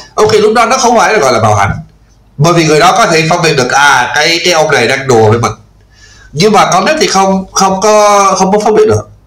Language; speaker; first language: Vietnamese; non-native, fluent; English